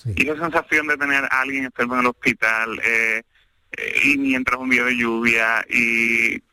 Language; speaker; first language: Spanish; native; Spanish